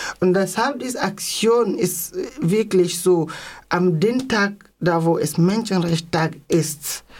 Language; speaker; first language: German; non-native, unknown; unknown